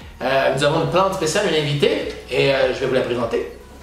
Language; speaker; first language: French; native; French